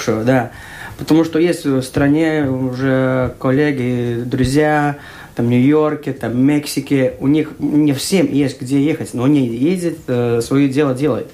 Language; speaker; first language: Russian; non-native, local second language; Latvian